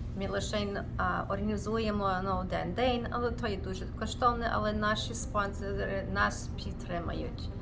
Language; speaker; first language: Ukrainian; early bilingual, heritage; Ukrainian